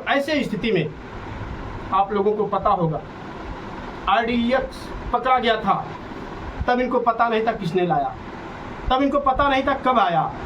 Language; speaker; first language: Hindi; native; Hindi